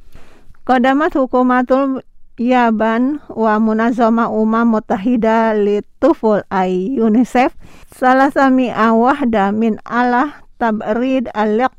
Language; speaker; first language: Arabic; non-native, learner; Indonesian